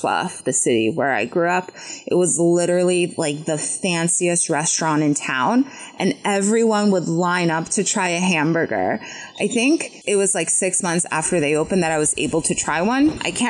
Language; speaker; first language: English; early bilingual, other home language; Polish